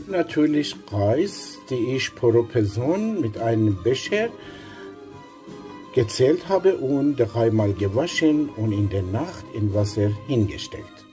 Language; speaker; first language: German; non-native, learner; Persian